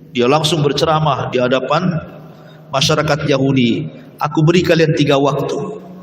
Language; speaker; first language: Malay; native; Malay